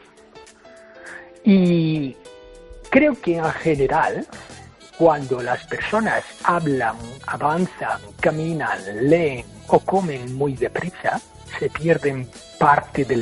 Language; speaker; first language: Spanish; non-native, fluent; English